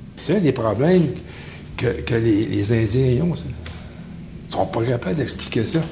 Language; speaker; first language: French; native; French